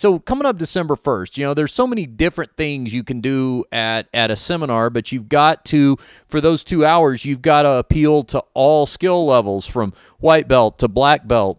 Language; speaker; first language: English; native; English